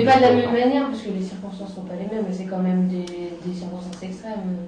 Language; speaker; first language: French; native; French